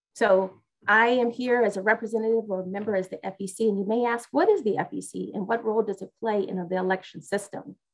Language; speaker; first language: English; native; English